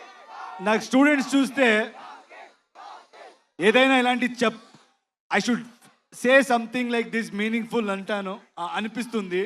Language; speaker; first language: Telugu; non-native, learner; Kannada